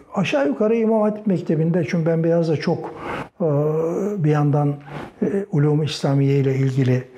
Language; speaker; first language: Turkish; native; Turkish